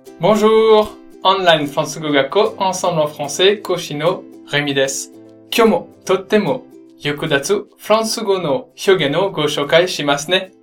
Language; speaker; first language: Japanese; non-native, fluent; French